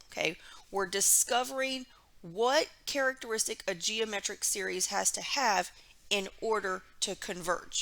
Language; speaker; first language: English; native; English